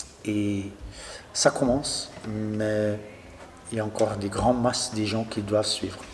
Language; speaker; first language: French; non-native, local second language; Dutch